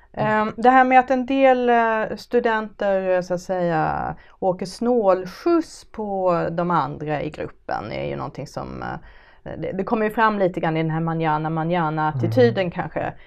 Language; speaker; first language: Swedish; native; Swedish